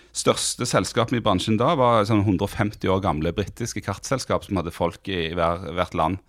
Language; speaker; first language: Norwegian; native; Norwegian